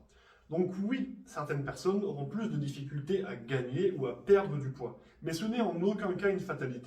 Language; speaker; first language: French; native; French